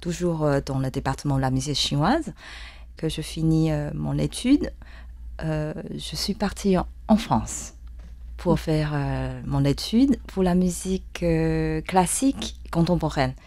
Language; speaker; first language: French; non-native, fluent; Chinese